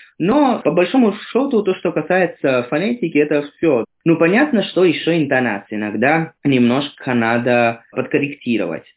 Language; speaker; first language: Russian; non-native, fluent; Italian